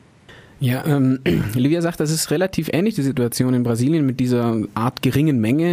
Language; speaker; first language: German; native; German